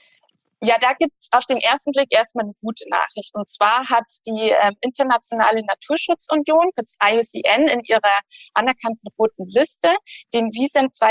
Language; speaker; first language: German; native; German